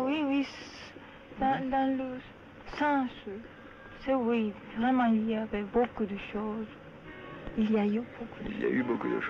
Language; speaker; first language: French; non-native, learner; Japanese